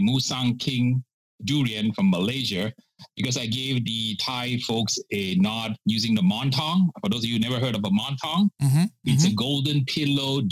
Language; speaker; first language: English; non-native, local second language; Min Nan Chinese